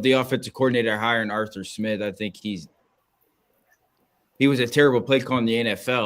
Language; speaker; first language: English; native; English